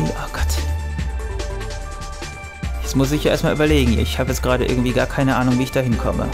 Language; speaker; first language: German; native; German